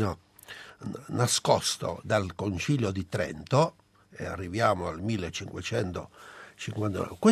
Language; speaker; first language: Italian; non-native, local second language; Albanian